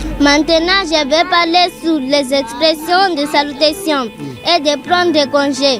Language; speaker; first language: French; non-native, learner; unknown